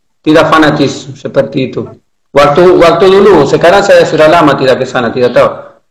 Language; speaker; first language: Indonesian; non-native, fluent; Spanish